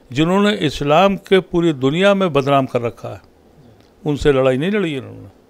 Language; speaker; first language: Urdu; native; Urdu